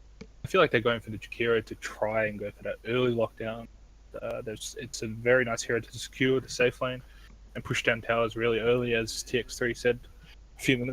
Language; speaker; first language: English; native; English